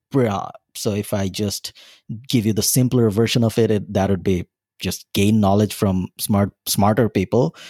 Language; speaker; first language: English; non-native, local second language; Bangla